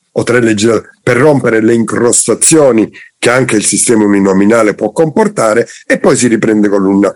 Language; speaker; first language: Italian; native; Italian